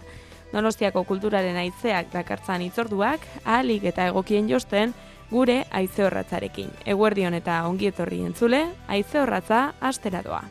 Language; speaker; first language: Basque; native; Basque